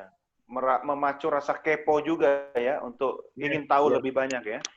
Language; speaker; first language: Indonesian; native; Indonesian